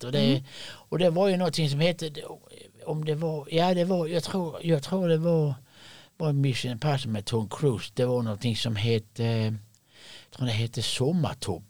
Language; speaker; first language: Swedish; native; Swedish